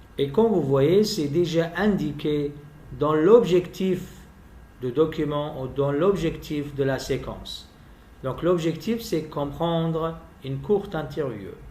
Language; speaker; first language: French; non-native, fluent; Arabic